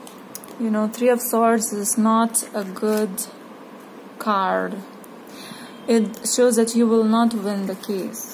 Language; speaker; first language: English; non-native, fluent; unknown